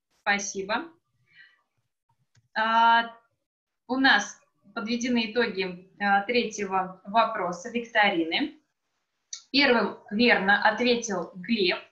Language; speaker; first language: Russian; native; Russian